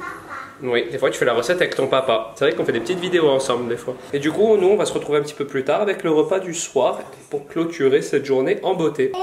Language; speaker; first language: French; native; French